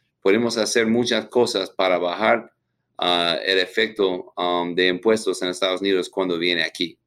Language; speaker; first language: Spanish; non-native, learner; English